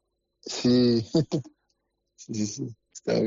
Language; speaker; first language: Spanish; non-native, learner; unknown